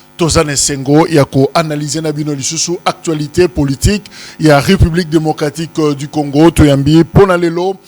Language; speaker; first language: Lingala; native; Lingala